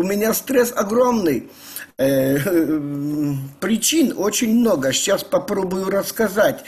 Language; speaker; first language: Russian; non-native, fluent; Polish